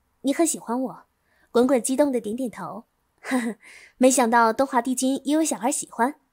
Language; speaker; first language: Chinese; native; Chinese